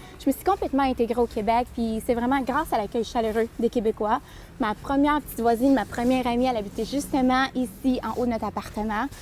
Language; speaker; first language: French; early bilingual, other home language; Spanish